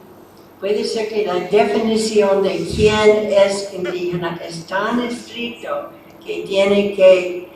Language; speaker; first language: Spanish; non-native, fluent; English